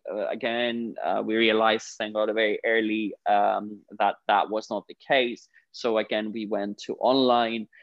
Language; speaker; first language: English; non-native, fluent; Greek